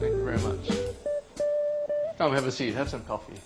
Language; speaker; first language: English; native; English